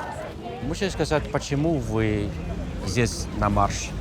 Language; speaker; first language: Russian; non-native, fluent; Dutch